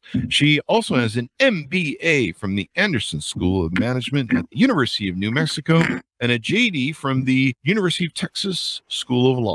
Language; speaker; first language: English; native; English